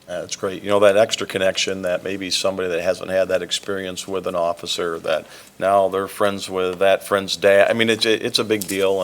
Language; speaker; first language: English; native; English